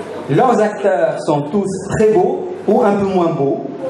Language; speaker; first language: French; native; French